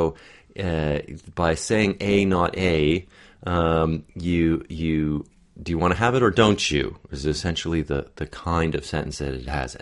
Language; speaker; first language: English; native; English